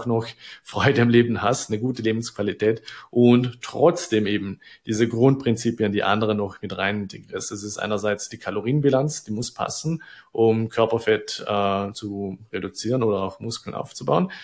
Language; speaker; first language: German; native; German